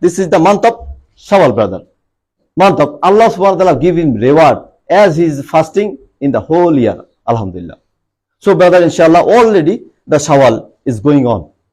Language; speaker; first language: English; non-native, local second language; Bangla